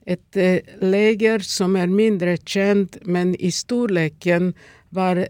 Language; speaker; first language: Swedish; non-native, fluent; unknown